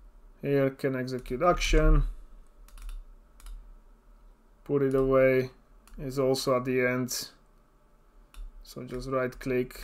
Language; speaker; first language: English; non-native, fluent; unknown